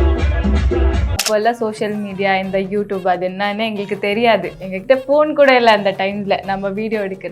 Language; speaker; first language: Tamil; native; Tamil